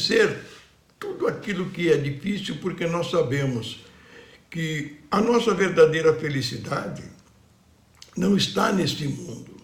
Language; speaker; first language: Portuguese; native; Portuguese